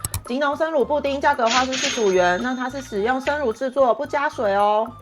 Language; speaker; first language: Chinese; native; Chinese